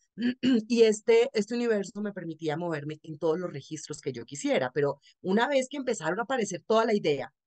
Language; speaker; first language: Spanish; native; Spanish